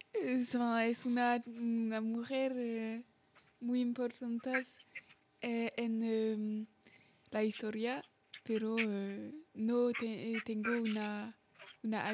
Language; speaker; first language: Spanish; non-native, learner; French